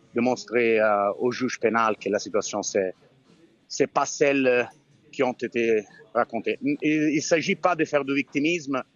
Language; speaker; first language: French; non-native, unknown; Italian